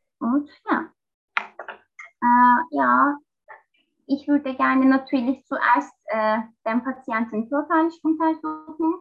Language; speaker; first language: German; non-native, learner; Turkish